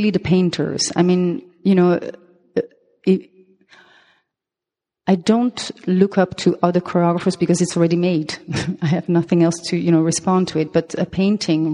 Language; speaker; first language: English; non-native, fluent; French